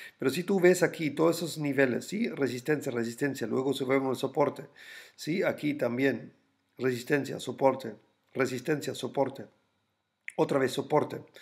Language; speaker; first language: Spanish; non-native, fluent; German